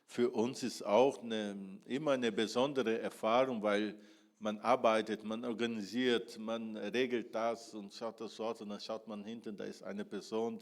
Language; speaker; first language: German; non-native, fluent; Portuguese